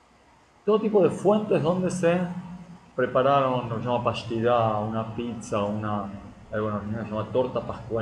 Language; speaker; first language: Spanish; native; Spanish